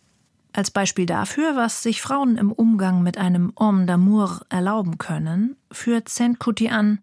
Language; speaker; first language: German; native; German